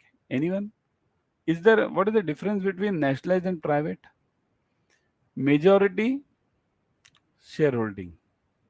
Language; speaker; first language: English; non-native, local second language; Hindi